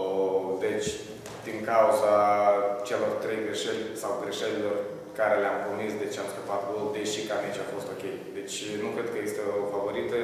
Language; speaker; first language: Romanian; native; Romanian